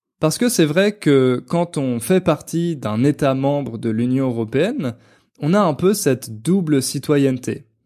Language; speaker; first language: French; native; French